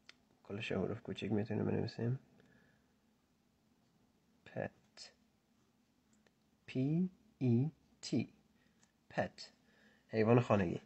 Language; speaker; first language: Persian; native; Persian